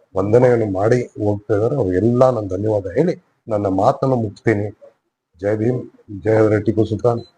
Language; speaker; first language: Kannada; non-native, local second language; Urdu